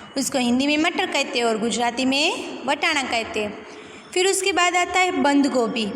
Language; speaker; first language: Hindi; non-native, local second language; Gujarati